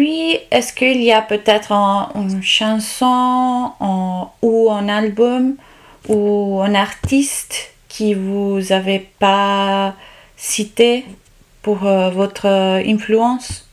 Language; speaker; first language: French; non-native, local second language; Italian